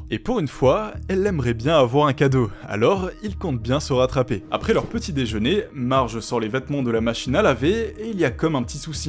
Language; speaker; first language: French; native; French